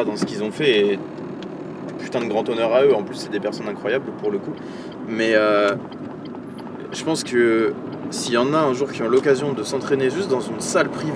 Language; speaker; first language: French; native; French